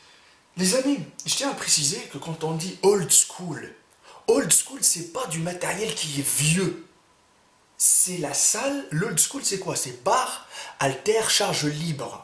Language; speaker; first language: French; native; French